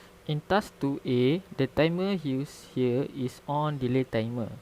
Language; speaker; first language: English; non-native, local second language; Malay